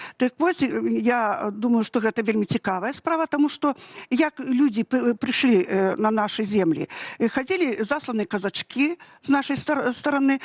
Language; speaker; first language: Belarusian; native; Belarusian